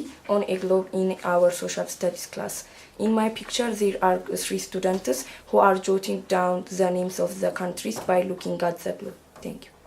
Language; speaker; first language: English; non-native, learner; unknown